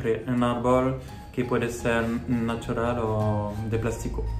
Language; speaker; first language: Spanish; non-native, learner; French